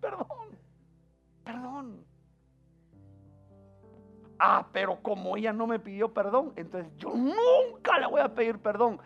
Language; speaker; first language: Spanish; native; Spanish